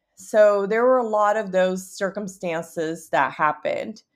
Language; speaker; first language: English; early bilingual, other home language; Portuguese